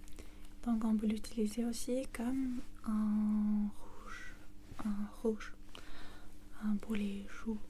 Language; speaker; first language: French; non-native, learner; English